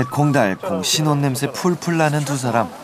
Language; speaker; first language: Korean; native; Korean